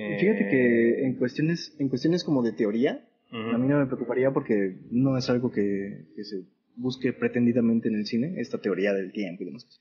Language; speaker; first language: Spanish; native; Spanish